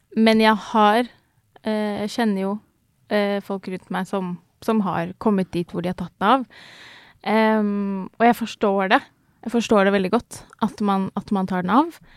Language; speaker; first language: Norwegian; native; Norwegian